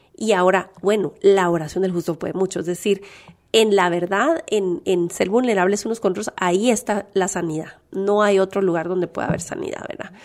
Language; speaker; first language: Spanish; native; Spanish